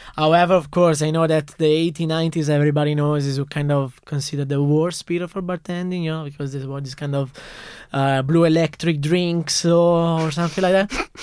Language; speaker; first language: English; non-native, fluent; Italian